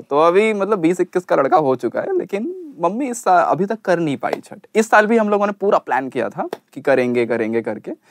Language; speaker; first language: Hindi; native; Hindi